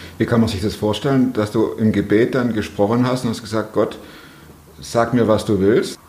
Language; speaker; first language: German; native; German